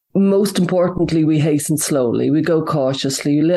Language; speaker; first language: English; native; English